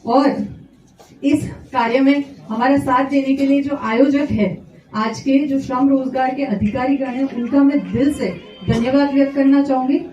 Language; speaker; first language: Hindi; non-native, local second language; Gujarati